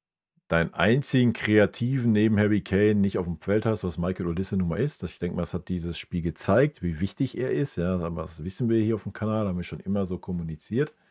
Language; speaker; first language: German; native; German